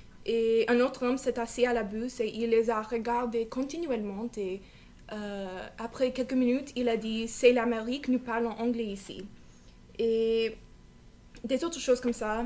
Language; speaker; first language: French; non-native, learner; English